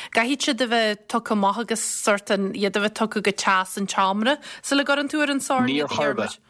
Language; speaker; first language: Irish; native; Irish